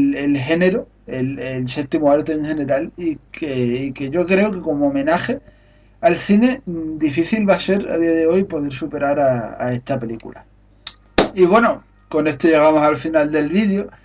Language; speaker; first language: Spanish; native; Spanish